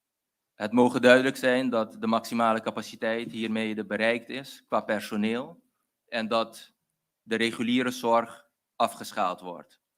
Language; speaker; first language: Dutch; non-native, local second language; Papiamento